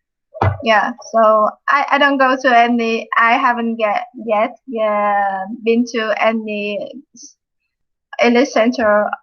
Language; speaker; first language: English; non-native, fluent; Vietnamese